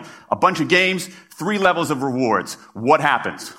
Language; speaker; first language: English; native; English